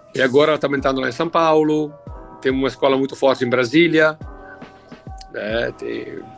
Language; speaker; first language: Portuguese; non-native, fluent; Italian